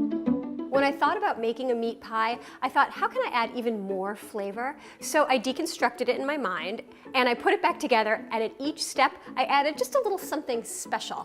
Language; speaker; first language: English; native; English